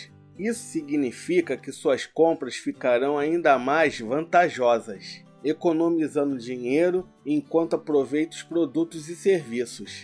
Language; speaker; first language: Portuguese; native; Portuguese